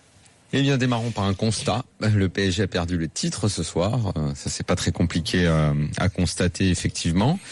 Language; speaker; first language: French; native; French